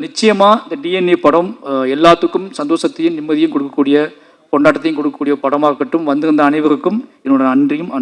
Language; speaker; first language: Tamil; native; Tamil